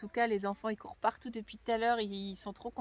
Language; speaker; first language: French; native; French